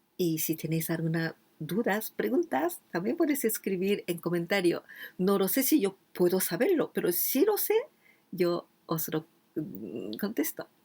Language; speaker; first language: Spanish; non-native, fluent; Japanese